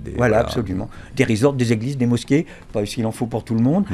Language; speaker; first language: French; native; French